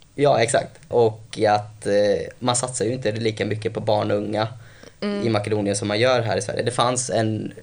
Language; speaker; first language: Swedish; early bilingual, other home language; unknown